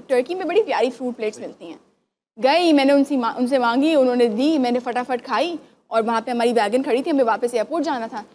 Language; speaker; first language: Urdu; native; Urdu